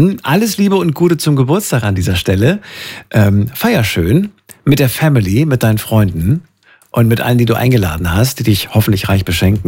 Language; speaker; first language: German; native; German